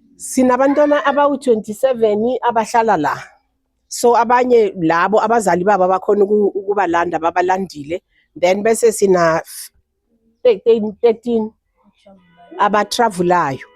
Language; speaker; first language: Zulu; native; Zulu